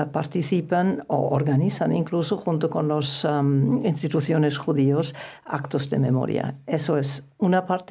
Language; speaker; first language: Spanish; non-native, fluent; German